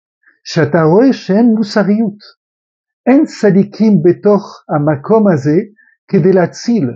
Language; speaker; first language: Hebrew; non-native, fluent; French